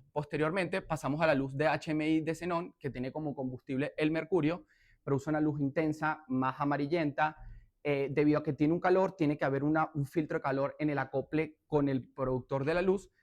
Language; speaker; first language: Spanish; native; Spanish